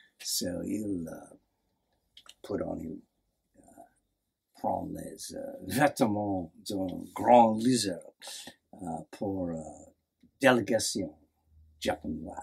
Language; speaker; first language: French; non-native, learner; English